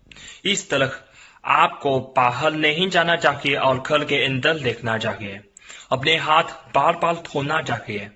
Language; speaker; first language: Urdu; non-native, learner; Chinese